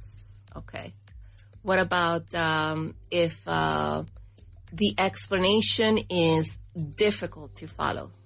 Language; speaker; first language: English; non-native, fluent; Spanish